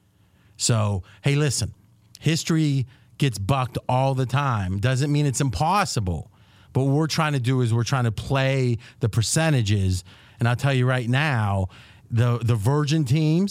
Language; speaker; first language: English; native; English